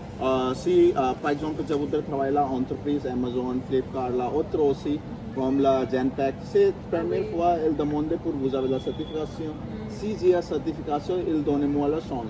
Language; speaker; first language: French; non-native, learner; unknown